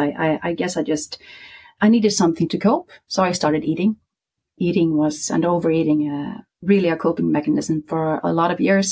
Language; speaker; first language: English; non-native, fluent; Icelandic